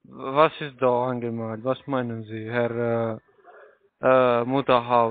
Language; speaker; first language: German; non-native, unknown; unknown